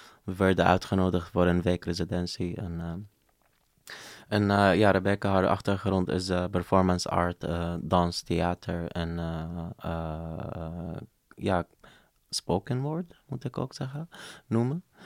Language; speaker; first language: Dutch; non-native, fluent; Arabic